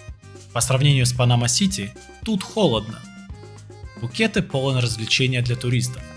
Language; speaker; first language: Russian; native; Russian